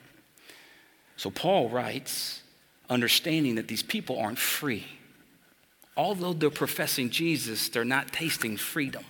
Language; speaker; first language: English; native; English